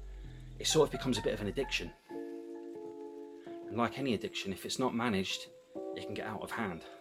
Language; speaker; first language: English; native; English